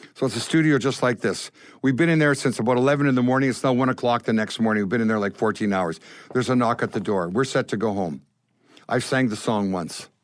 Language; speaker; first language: English; native; English